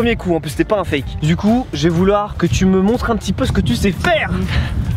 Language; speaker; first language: French; native; French